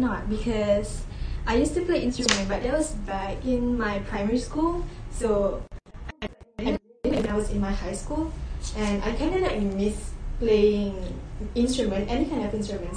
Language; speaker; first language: English; non-native, local second language; Malay